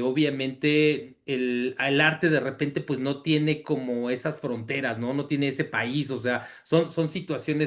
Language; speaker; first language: Spanish; native; Spanish